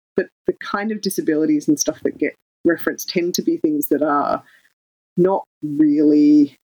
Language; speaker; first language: English; native; English